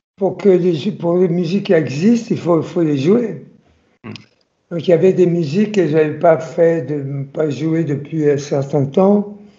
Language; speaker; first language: French; early bilingual, other home language; Italian